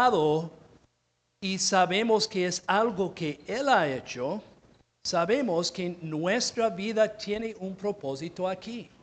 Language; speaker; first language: Spanish; non-native, fluent; English